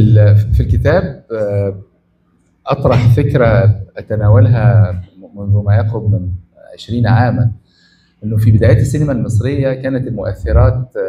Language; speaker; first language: Arabic; native; Arabic